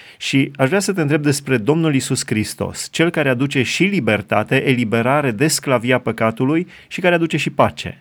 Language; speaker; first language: Romanian; native; Romanian